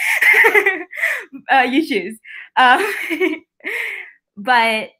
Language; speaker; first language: English; native; English